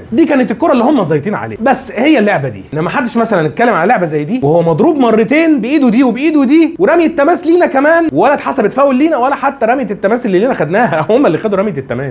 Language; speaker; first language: Arabic; native; Arabic